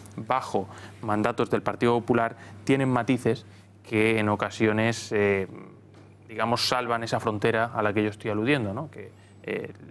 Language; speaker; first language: Spanish; native; Spanish